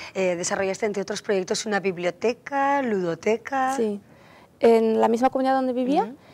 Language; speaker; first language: Spanish; non-native, fluent; Ukrainian